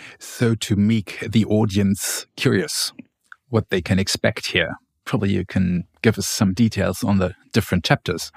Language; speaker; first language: English; non-native, fluent; German